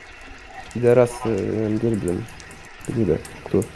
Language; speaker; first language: Russian; native; Russian